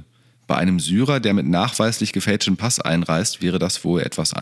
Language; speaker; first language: German; native; German